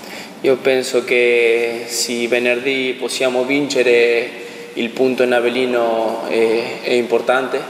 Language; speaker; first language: Italian; non-native, learner; Spanish